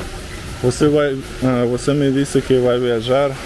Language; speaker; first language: Portuguese; non-native, learner; Russian